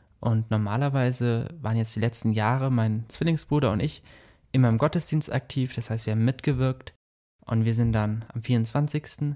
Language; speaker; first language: German; native; German